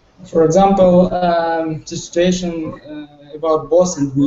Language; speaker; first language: English; non-native, learner; Russian